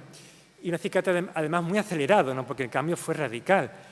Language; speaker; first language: Spanish; native; Spanish